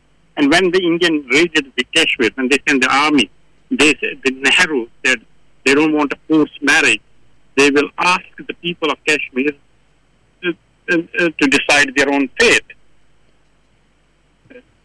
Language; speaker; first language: English; non-native, local second language; Kashmiri